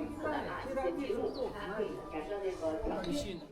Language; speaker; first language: Russian; non-native, learner; Chinese